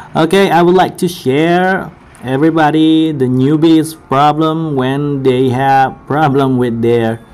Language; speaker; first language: English; non-native, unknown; Indonesian